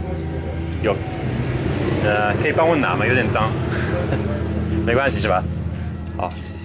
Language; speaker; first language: Chinese; non-native, fluent; English